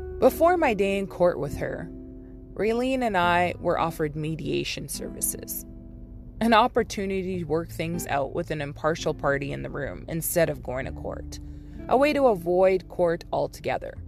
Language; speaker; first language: English; native; English